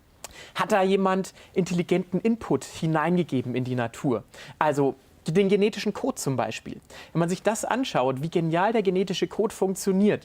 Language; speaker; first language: German; native; German